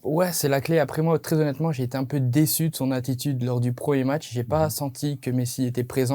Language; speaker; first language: French; native; French